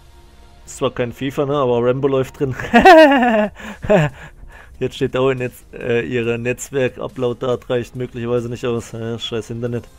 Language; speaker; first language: German; native; German